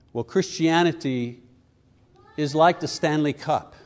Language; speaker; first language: English; native; English